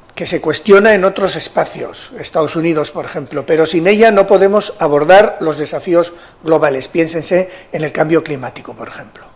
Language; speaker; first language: Spanish; native; Spanish